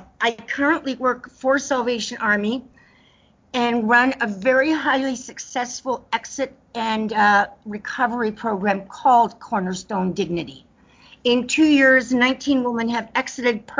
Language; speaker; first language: English; native; English